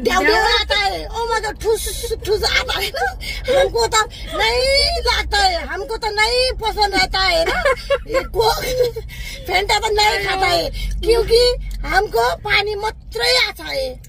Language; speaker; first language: Hindi; non-native, learner; Nepali